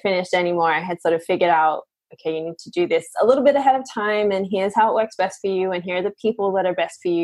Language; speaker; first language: English; native; English